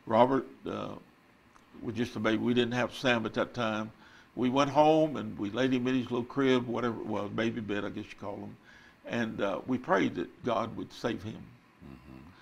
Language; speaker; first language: English; native; English